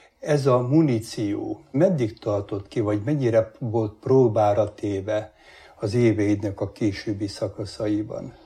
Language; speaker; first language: Hungarian; native; Hungarian